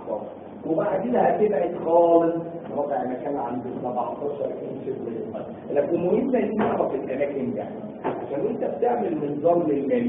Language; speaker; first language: Arabic; native; Arabic